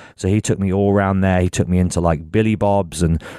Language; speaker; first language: English; native; English